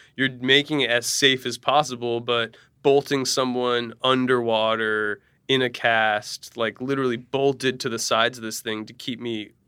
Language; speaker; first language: English; native; English